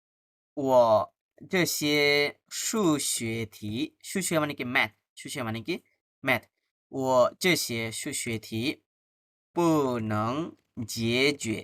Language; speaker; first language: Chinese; non-native, fluent; Bangla